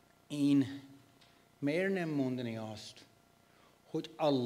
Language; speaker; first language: Hungarian; non-native, fluent; English